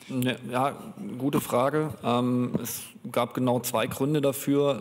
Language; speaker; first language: German; native; German